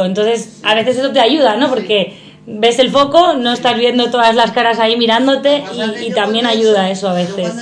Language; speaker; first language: Spanish; native; Spanish